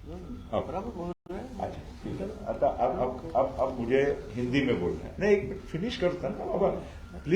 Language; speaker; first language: Hindi; non-native, local second language; Marathi